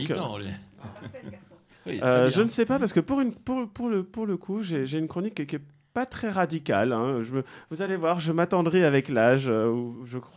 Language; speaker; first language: French; native; French